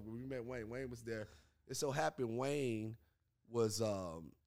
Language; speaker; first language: English; native; English